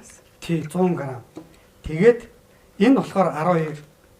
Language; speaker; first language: Mongolian; native; Mongolian